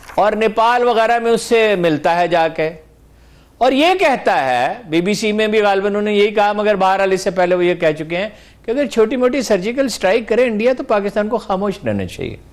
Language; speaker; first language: Urdu; native; Urdu